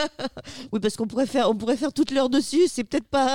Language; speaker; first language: French; native; French